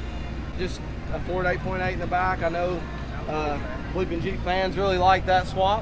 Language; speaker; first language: English; native; English